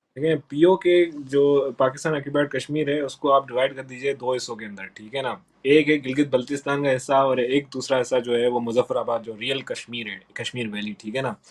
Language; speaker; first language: Urdu; non-native, local second language; Sindhi